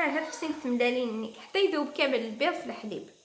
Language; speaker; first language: Arabic; non-native, local second language; Kabyle